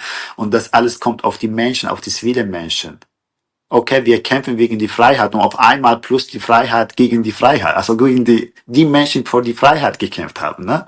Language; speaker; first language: German; non-native, fluent; Kurdish